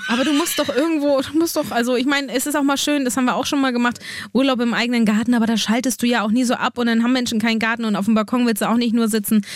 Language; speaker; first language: German; native; German